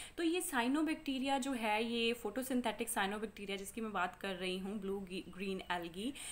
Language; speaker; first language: Hindi; non-native, local second language; Punjabi